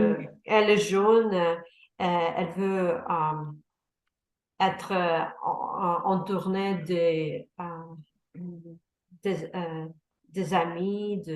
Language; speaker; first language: French; non-native, learner; Russian